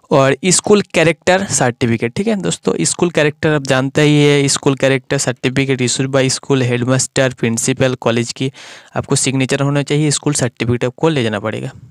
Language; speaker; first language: Hindi; non-native, local second language; Bangla